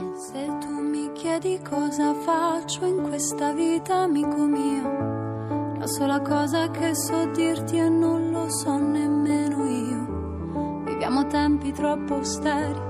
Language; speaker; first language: Italian; native; Italian